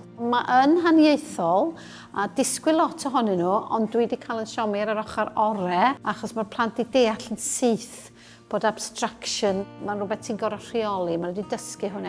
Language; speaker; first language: Welsh; native; Welsh